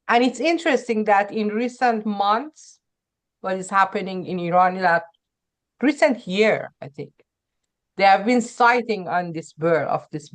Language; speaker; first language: English; non-native, fluent; Persian